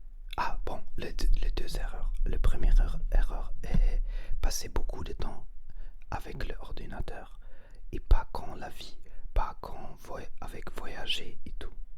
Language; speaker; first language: French; non-native, learner; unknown